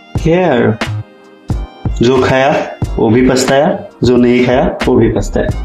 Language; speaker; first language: Hindi; non-native, local second language; Assamese